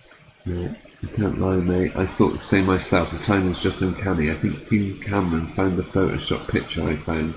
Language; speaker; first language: English; native; English